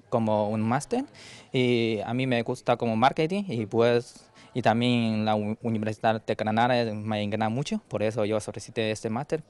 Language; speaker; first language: Spanish; non-native, learner; Chinese